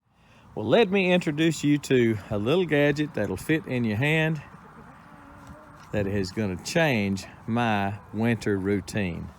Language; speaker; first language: English; native; English